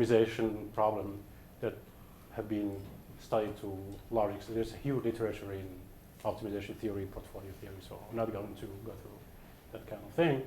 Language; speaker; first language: English; non-native, fluent; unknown